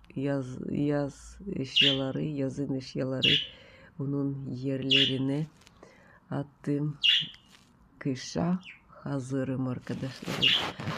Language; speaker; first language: Turkish; non-native, learner; Russian